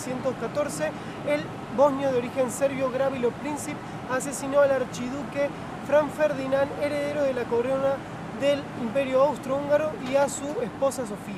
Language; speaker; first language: Spanish; native; Spanish